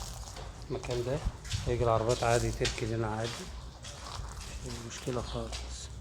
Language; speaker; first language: Arabic; native; Arabic